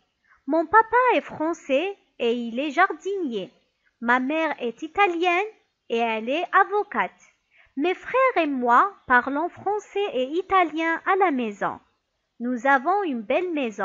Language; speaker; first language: French; non-native, local second language; Arabic